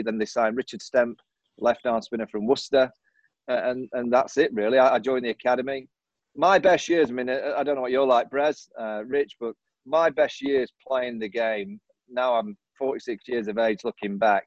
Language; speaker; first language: English; native; English